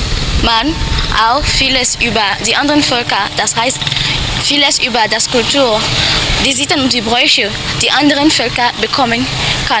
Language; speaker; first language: German; non-native, learner; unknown